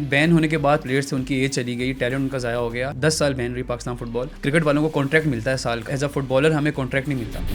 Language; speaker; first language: Urdu; non-native, local second language; Khowar